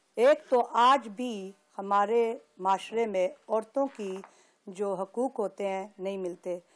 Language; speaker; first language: Urdu; early bilingual, heritage; Urdu